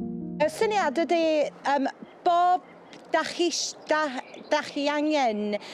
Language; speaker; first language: Welsh; non-native, fluent; English